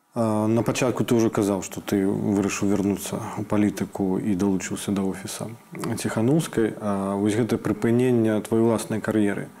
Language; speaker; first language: Belarusian; native; Belarusian